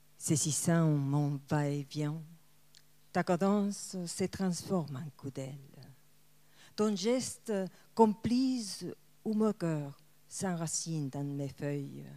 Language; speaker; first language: French; non-native, fluent; Spanish